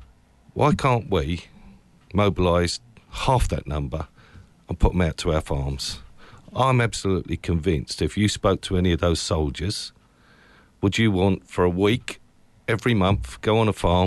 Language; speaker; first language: English; native; English